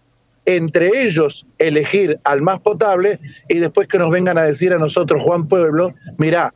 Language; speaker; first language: Spanish; native; Spanish